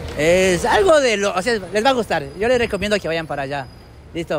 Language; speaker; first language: Spanish; native; Spanish